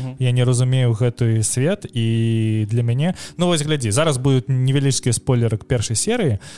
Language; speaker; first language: Belarusian; non-native, local second language; Russian